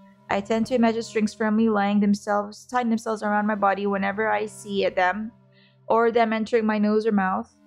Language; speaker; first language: English; native; English